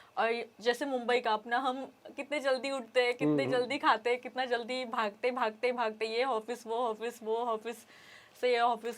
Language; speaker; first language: Hindi; non-native, local second language; Marathi